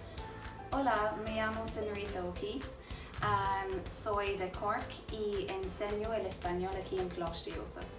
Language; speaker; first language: Spanish; non-native, fluent; English